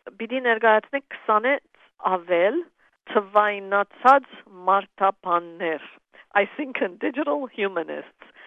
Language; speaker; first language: Armenian; early bilingual, heritage; Armenian